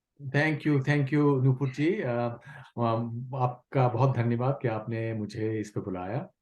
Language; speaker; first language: Hindi; non-native, local second language; Kashmiri